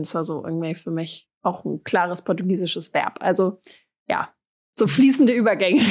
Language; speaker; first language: German; native; German